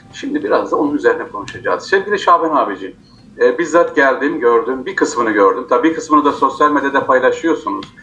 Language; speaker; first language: Turkish; native; Turkish